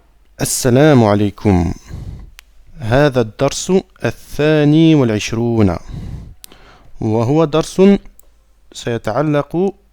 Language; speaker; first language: Arabic; non-native, fluent; French